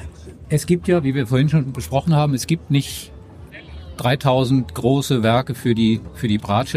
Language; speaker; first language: German; native; German